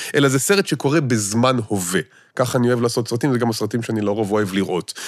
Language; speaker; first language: Hebrew; native; Hebrew